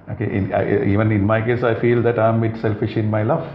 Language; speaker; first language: English; non-native, local second language; Sinhala